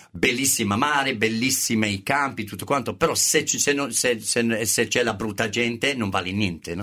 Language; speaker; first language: Italian; non-native, fluent; English